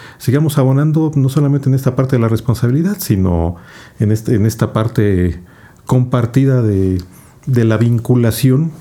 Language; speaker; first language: Spanish; native; Spanish